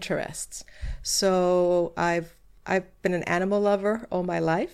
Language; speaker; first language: English; non-native, fluent; Spanish